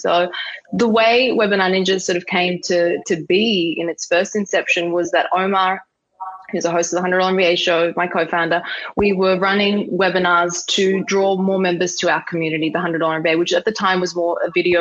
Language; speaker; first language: English; native; English